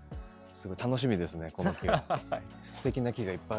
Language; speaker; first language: Japanese; native; Japanese